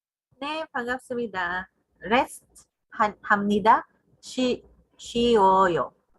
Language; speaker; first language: Korean; non-native, learner; English